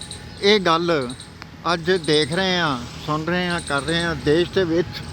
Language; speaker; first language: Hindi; non-native, local second language; Punjabi